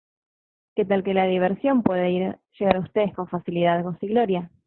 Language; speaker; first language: Spanish; native; Spanish